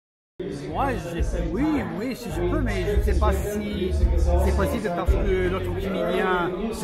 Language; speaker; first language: French; non-native, learner; English